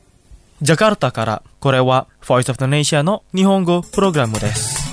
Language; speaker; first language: Japanese; non-native, fluent; Indonesian